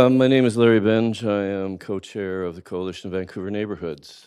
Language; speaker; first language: English; native; English